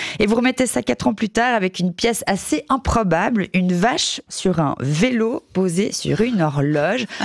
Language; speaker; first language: French; native; French